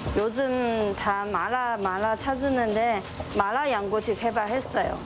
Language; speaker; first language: Korean; non-native, learner; Chinese